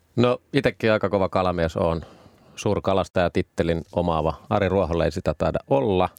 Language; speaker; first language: Finnish; native; Finnish